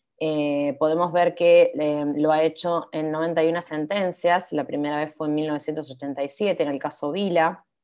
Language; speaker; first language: Spanish; native; Spanish